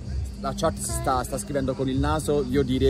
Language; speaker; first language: Italian; native; Italian